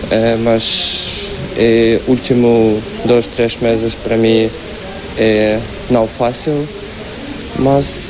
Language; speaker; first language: Portuguese; non-native, learner; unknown